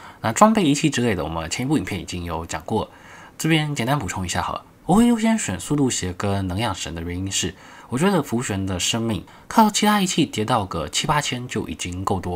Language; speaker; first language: Chinese; native; Chinese